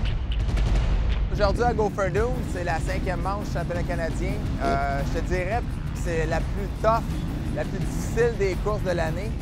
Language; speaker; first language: French; native; French